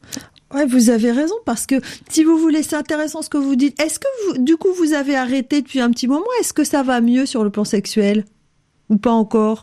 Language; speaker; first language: French; native; French